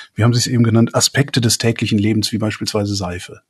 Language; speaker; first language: German; native; German